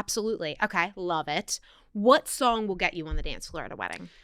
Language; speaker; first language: English; native; English